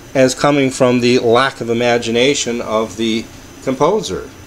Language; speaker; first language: English; native; English